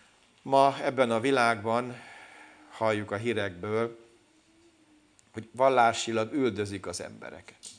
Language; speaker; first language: Hungarian; native; Hungarian